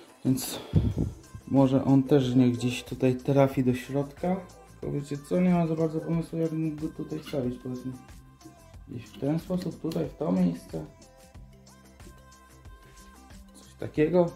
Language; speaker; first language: Polish; native; Polish